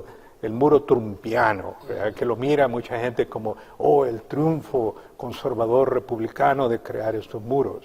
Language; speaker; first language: Spanish; native; Spanish